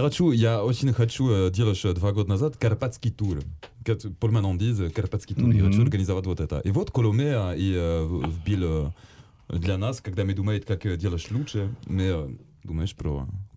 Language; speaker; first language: Russian; non-native, learner; French